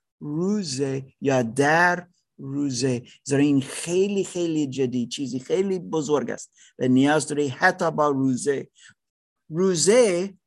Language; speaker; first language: Persian; non-native, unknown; German